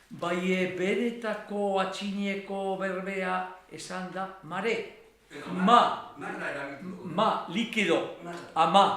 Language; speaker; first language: Basque; native; Basque